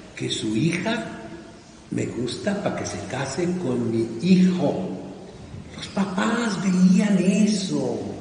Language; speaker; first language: Spanish; native; Spanish